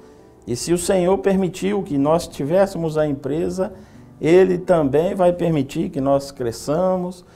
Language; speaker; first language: Portuguese; native; Portuguese